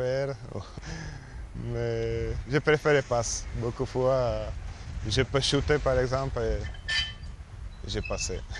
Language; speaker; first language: French; non-native, learner; Slovak